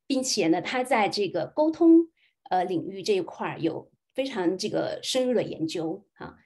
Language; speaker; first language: Chinese; native; Chinese